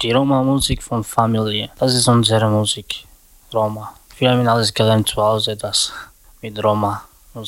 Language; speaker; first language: German; non-native, learner; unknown